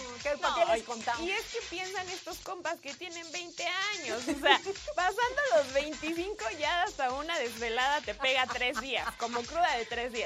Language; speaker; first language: Spanish; native; Spanish